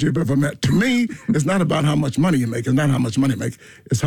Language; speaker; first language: English; native; English